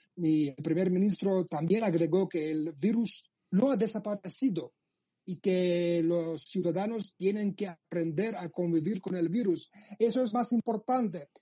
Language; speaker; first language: Spanish; non-native, fluent; Georgian